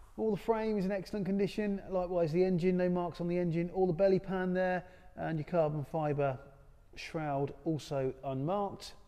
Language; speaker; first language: English; native; English